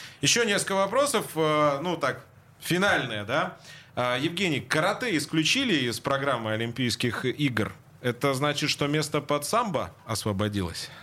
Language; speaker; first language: Russian; native; Russian